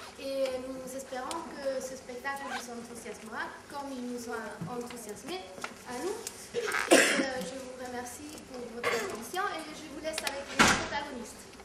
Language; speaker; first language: French; non-native, fluent; German